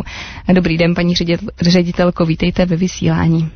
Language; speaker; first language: Czech; native; Czech